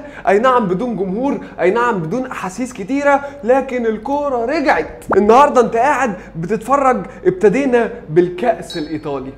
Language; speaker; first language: Arabic; native; Arabic